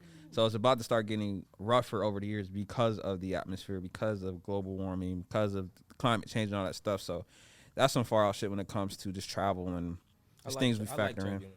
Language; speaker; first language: English; native; English